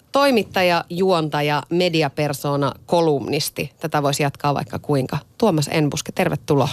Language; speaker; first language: Finnish; native; Finnish